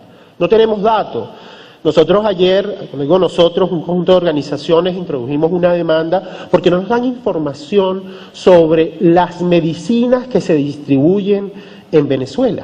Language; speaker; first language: Spanish; native; Spanish